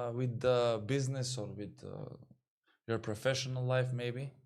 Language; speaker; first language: English; non-native, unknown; Macedonian